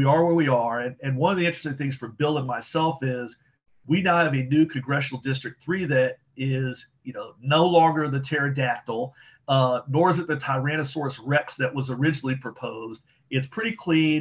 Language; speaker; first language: English; native; English